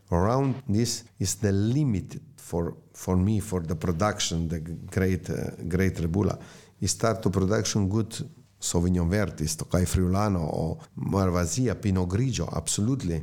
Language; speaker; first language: English; non-native, learner; Slovenian